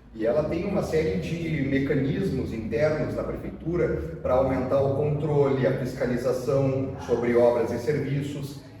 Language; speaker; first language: Portuguese; native; Portuguese